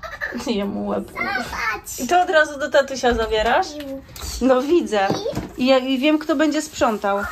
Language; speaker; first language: Polish; native; Polish